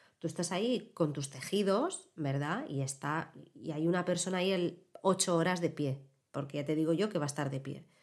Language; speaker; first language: Spanish; native; Spanish